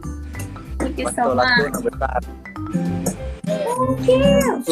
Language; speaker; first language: English; non-native, learner; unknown